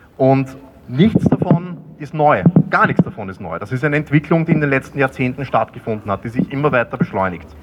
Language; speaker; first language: German; native; German